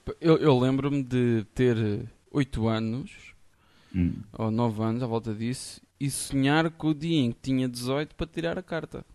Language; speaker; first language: Portuguese; native; Portuguese